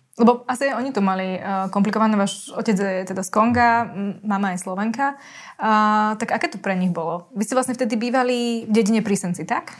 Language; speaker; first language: Slovak; native; Slovak